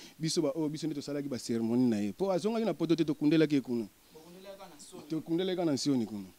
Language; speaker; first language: Lingala; non-native, local second language; Kongo